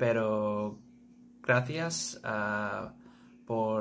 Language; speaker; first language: Spanish; non-native, learner; English